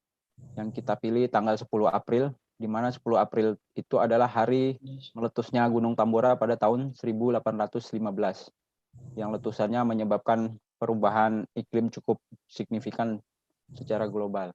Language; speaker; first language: Indonesian; native; Indonesian